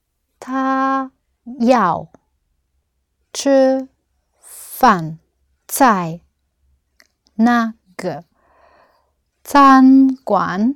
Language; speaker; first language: Chinese; non-native, learner; English